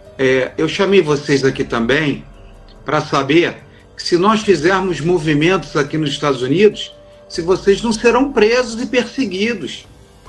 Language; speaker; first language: Portuguese; native; Portuguese